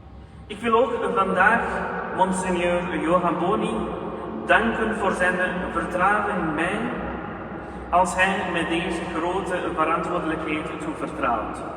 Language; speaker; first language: Dutch; non-native, fluent; Urdu